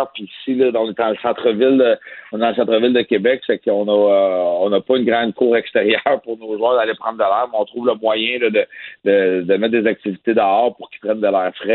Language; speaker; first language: French; native; French